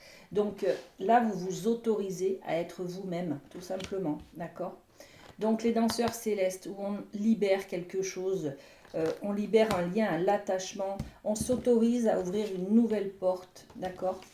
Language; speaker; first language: French; native; French